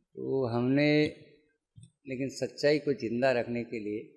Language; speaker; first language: Hindi; native; Hindi